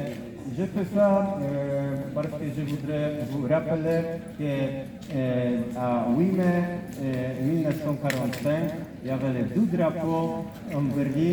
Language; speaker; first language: French; non-native, fluent; Polish